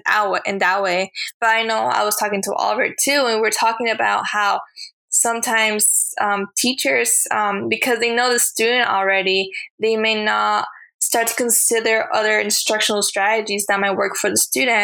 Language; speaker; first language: English; early bilingual, other home language; Spanish